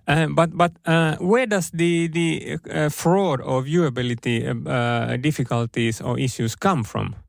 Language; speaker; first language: English; non-native, fluent; Finnish